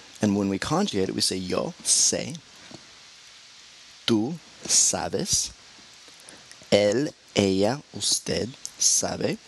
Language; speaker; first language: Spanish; non-native, fluent; English